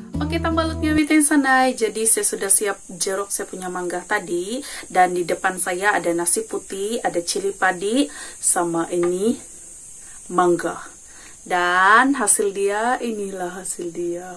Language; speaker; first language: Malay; non-native, local second language; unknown